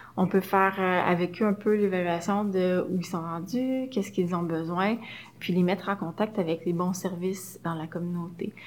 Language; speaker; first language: French; native; French